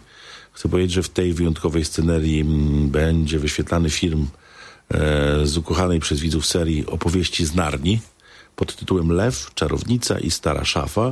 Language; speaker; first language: Polish; native; Polish